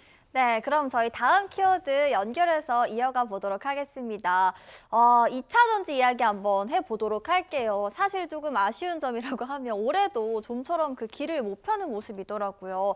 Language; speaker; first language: Korean; native; Korean